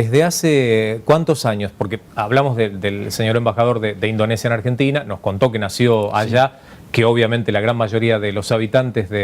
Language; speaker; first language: Spanish; native; Spanish